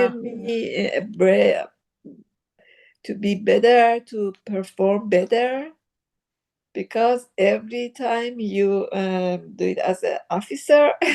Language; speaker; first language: English; non-native, learner; Persian